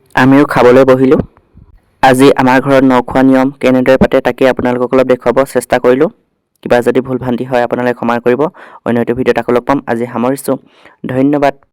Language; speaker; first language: Assamese; non-native, local second language; Bodo